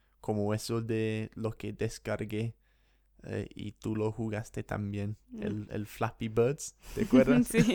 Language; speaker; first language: Spanish; non-native, fluent; English